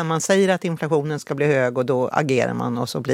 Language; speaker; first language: Swedish; native; Swedish